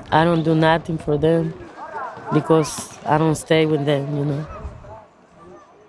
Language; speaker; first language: English; non-native, learner; Spanish